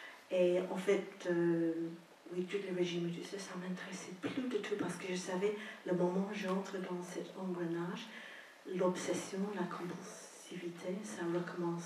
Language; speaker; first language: French; non-native, fluent; English